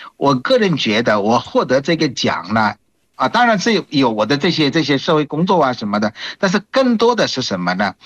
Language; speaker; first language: Chinese; non-native, fluent; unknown